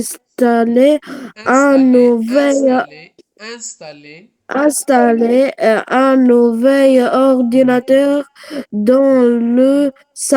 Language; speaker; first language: French; non-native, local second language; Arabic